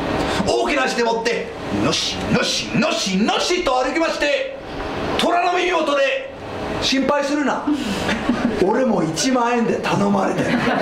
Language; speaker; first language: Japanese; non-native, fluent; Swedish